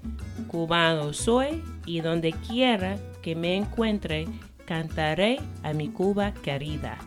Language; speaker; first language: Spanish; non-native, fluent; English